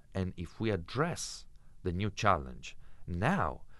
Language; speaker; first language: English; non-native, fluent; Italian